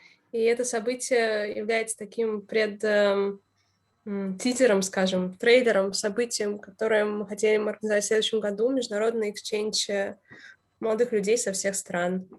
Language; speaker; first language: Russian; native; Russian